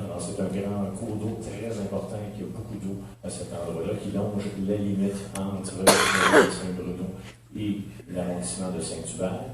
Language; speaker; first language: French; native; French